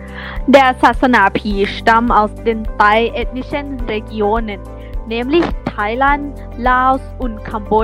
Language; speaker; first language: German; non-native, learner; Thai